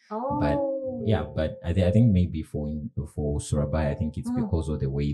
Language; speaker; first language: English; non-native, fluent; Indonesian